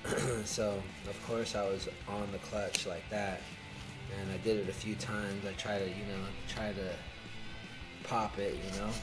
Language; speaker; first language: English; native; English